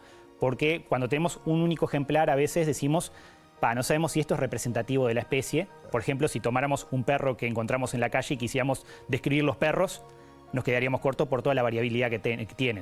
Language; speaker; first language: Spanish; native; Spanish